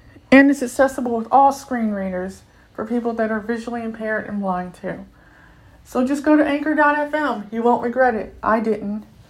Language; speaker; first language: English; native; English